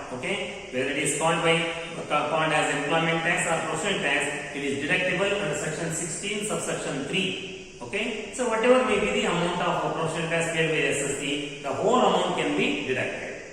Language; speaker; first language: English; non-native, local second language; Kannada